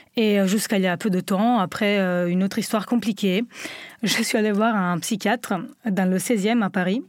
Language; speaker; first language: French; non-native, fluent; Italian